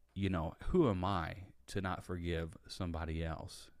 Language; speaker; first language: English; native; English